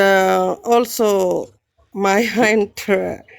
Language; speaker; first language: English; non-native, learner; Arabic